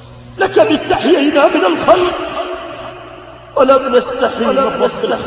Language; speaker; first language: Arabic; native; Arabic